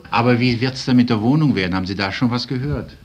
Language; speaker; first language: German; native; German